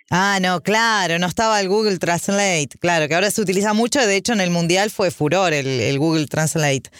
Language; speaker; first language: Spanish; native; Spanish